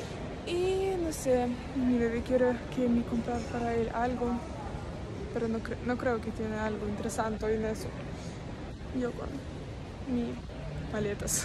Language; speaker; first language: Spanish; non-native, learner; Russian